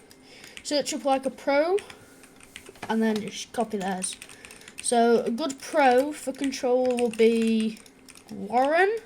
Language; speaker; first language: English; native; English